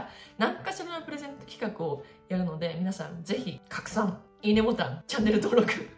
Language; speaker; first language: Japanese; native; Japanese